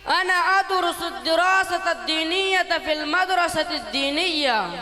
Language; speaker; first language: Arabic; non-native, learner; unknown